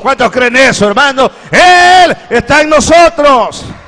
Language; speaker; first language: Spanish; native; Spanish